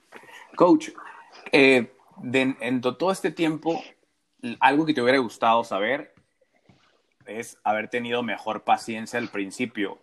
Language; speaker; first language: Spanish; native; Spanish